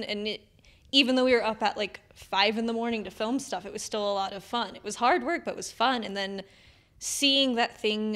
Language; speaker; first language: English; native; English